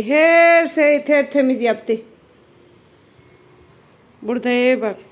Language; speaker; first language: Turkish; non-native, learner; Gujarati